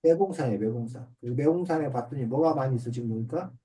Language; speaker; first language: Korean; native; Korean